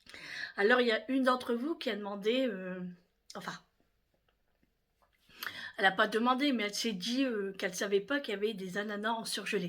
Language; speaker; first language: French; native; French